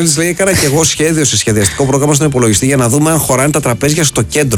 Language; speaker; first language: Greek; native; Greek